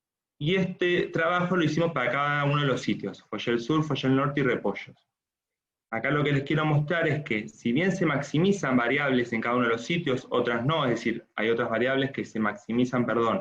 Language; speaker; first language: Spanish; native; Spanish